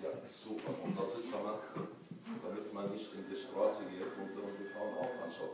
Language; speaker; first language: German; non-native, learner; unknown